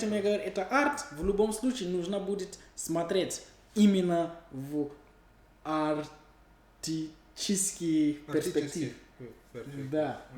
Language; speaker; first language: Russian; non-native, fluent; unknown